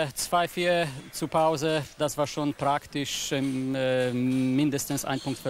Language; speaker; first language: German; non-native, fluent; Polish